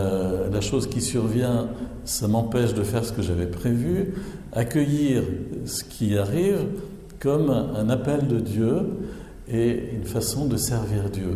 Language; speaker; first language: French; native; French